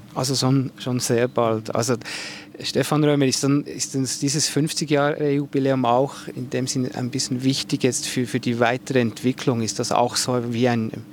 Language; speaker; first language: German; native; German